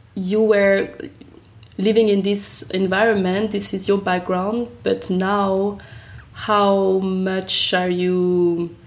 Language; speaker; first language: English; non-native, fluent; French